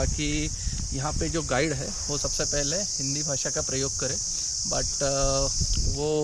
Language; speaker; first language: Hindi; non-native, local second language; Marathi